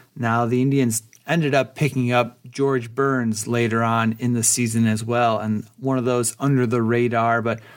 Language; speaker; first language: English; early bilingual, other home language; Polish